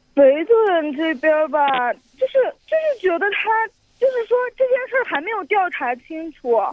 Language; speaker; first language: Chinese; non-native, local second language; Uyghur